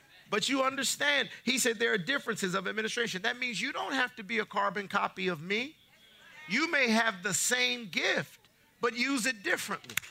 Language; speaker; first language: English; native; English